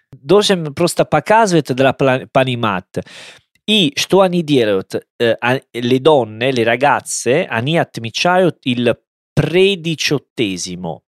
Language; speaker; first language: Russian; non-native, learner; Italian